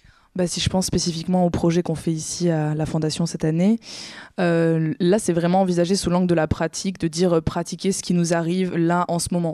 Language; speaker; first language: French; native; French